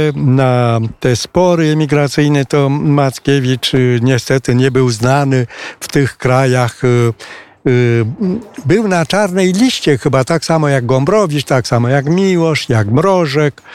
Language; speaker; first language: Polish; non-native, fluent; Romanian